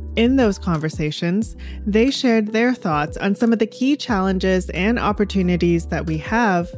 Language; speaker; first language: English; native; English